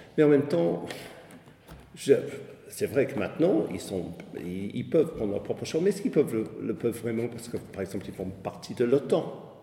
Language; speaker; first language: French; non-native, fluent; English